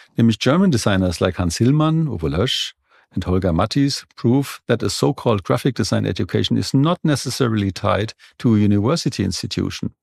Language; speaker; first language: German; native; German